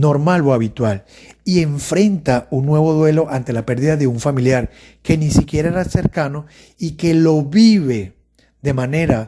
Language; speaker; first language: Spanish; native; Spanish